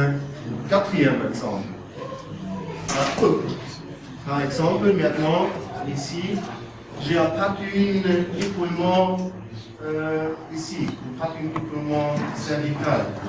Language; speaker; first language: French; non-native, learner; German